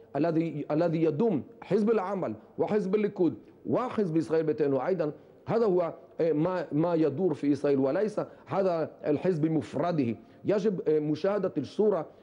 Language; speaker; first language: Arabic; non-native, fluent; Hebrew